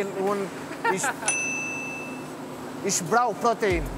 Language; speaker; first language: German; non-native, learner; Romanian